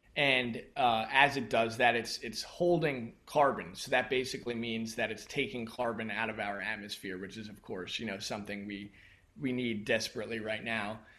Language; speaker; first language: English; native; English